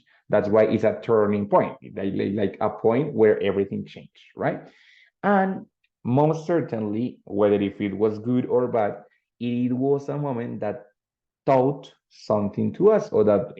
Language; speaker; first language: English; non-native, fluent; Spanish